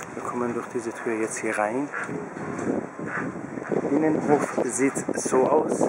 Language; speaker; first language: German; early bilingual, other home language; Turkish